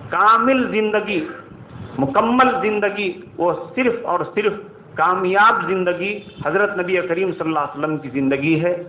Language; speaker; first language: Urdu; native; Urdu